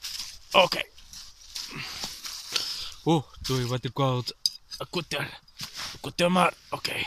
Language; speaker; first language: Welsh; non-native, learner; English